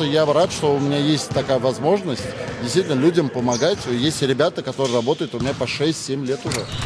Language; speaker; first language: Russian; native; Russian